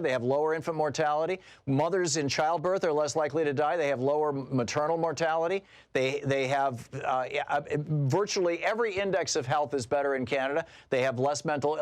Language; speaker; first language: English; native; English